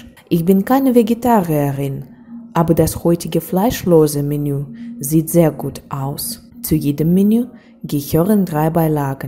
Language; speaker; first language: German; non-native, fluent; Russian